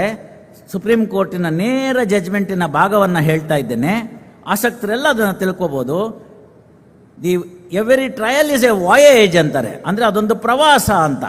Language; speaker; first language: Kannada; native; Kannada